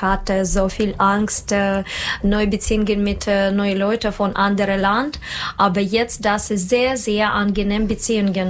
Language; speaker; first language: German; non-native, learner; Russian